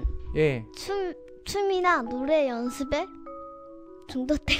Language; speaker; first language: Korean; early bilingual, other home language; Russian